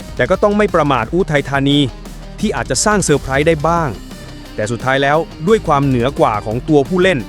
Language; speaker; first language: Thai; native; Thai